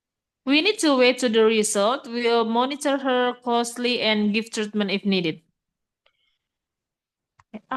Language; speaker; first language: English; non-native, learner; Indonesian